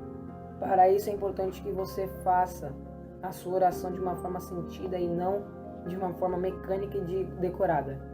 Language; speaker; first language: Portuguese; native; Portuguese